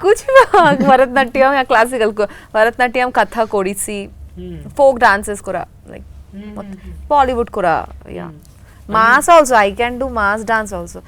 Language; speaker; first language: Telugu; non-native, learner; Bangla